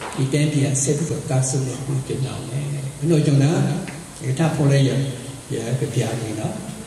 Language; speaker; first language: Burmese; non-native, local second language; S'gaw Karen